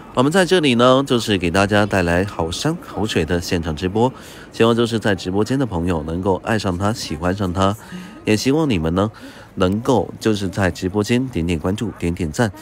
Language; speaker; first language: Chinese; native; Chinese